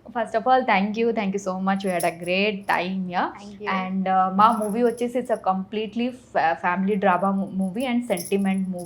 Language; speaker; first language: Telugu; non-native, fluent; Odia